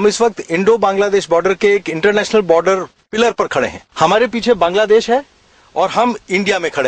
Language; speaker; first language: Hindi; native; Hindi